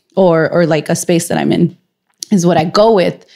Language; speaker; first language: English; native; English